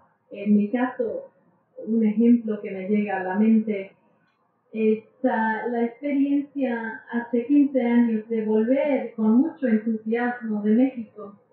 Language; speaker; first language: Spanish; non-native, fluent; English